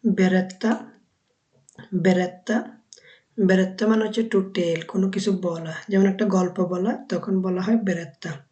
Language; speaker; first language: Bangla; native; Bangla